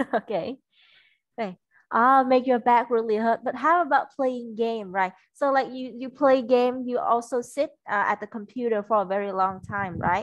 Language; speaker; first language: English; non-native, fluent; Vietnamese